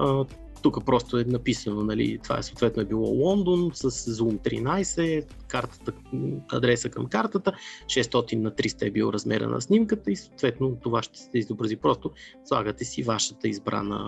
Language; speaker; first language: Bulgarian; native; Bulgarian